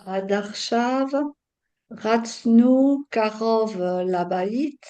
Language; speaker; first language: Hebrew; non-native, learner; French